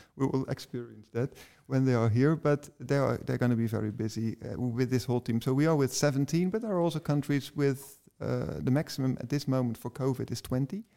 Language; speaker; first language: English; non-native, fluent; Dutch